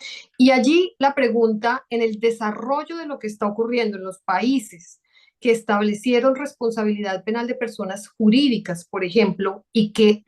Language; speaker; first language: Spanish; native; Spanish